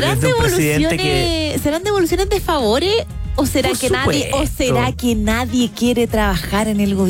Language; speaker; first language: Spanish; native; Spanish